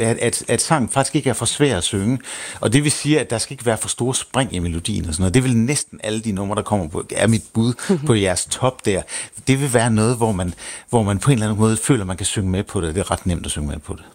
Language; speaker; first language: Danish; native; Danish